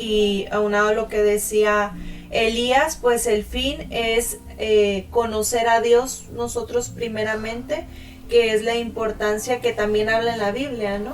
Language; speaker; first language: Spanish; native; Spanish